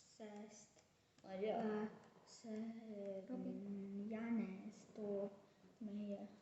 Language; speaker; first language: Estonian; early bilingual, heritage; Estonian